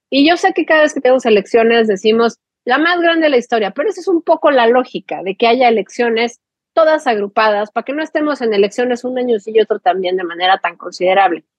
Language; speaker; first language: Spanish; native; Spanish